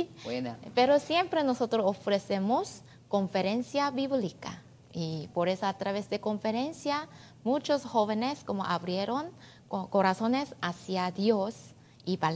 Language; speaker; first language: Spanish; non-native, learner; Korean